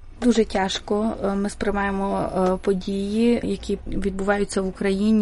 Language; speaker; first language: Ukrainian; early bilingual, heritage; Ukrainian